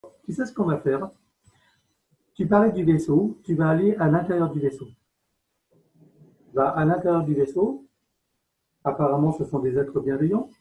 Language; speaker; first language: French; native; French